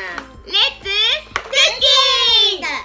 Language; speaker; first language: Japanese; native; Japanese